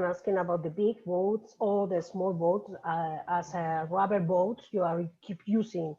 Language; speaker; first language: English; non-native, fluent; Spanish